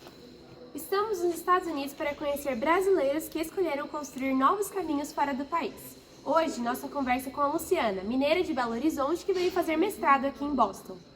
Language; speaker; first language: Portuguese; native; Portuguese